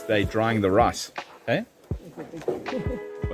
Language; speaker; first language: English; native; English